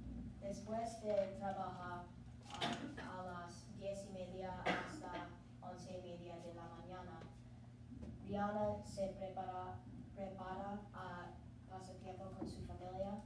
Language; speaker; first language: Spanish; non-native, learner; English